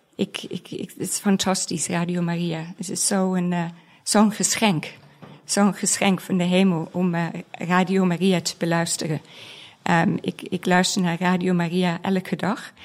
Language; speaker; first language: Dutch; non-native, fluent; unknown